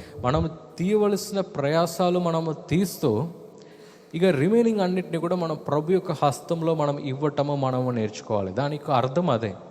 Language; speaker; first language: Telugu; non-native, fluent; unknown